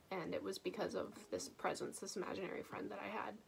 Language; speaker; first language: English; native; English